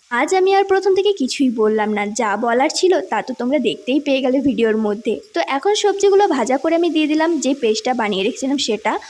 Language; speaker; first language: Bangla; non-native, local second language; Santali